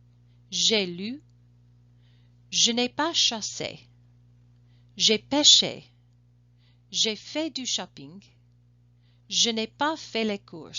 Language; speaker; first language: French; non-native, fluent; English